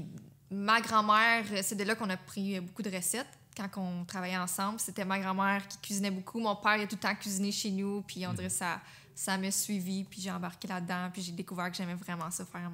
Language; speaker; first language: French; native; French